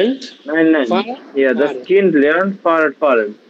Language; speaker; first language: German; non-native, learner; Bangla